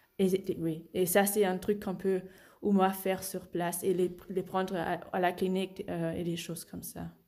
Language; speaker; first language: French; non-native, fluent; German